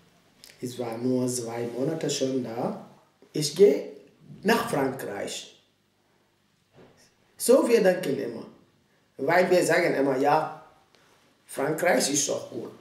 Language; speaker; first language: German; non-native, learner; French